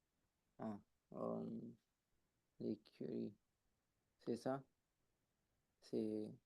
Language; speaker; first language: French; non-native, learner; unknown